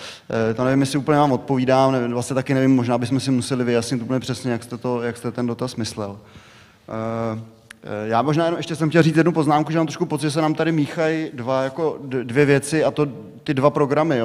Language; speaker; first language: Czech; native; Czech